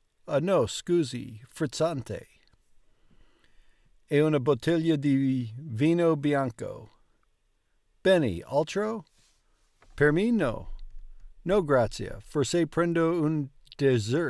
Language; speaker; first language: Italian; non-native, learner; English